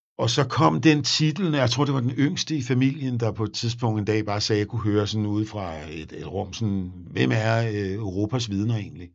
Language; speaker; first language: Danish; native; Danish